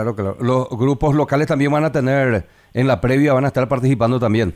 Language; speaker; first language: Spanish; native; Spanish